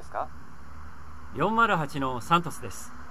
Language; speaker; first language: Japanese; non-native, learner; Portuguese